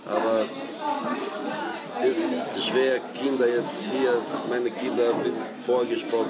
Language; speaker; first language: German; non-native, learner; Albanian